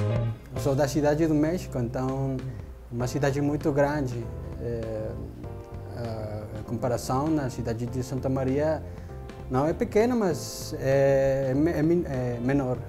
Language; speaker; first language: Portuguese; non-native, fluent; Spanish